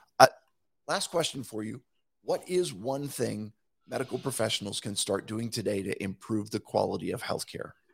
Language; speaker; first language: English; native; English